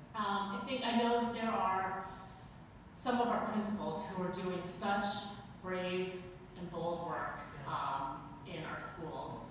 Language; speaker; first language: English; native; English